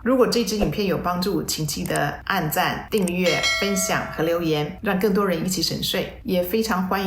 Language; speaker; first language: Chinese; native; Chinese